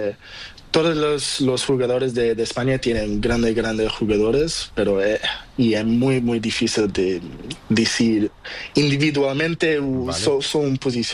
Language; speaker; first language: Spanish; non-native, learner; Portuguese